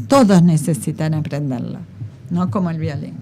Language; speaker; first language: Spanish; non-native, fluent; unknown